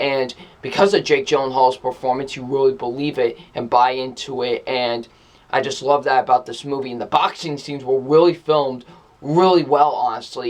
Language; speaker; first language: English; native; English